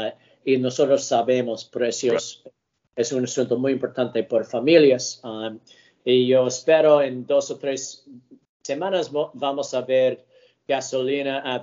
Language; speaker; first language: Spanish; early bilingual, heritage; English